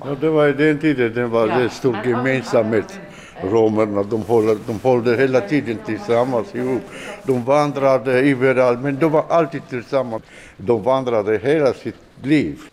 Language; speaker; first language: Swedish; non-native, fluent; Romany